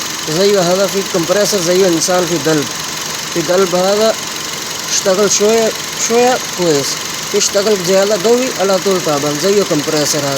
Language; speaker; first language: Arabic; non-native, learner; Punjabi